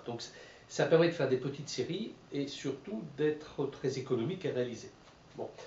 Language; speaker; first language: French; native; French